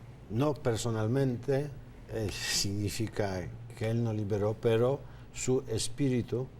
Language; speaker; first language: Spanish; non-native, fluent; Polish